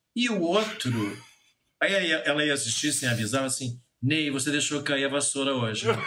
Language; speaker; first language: Portuguese; native; Portuguese